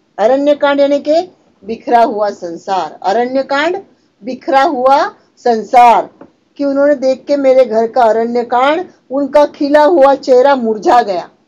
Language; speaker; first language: Hindi; non-native, local second language; Marathi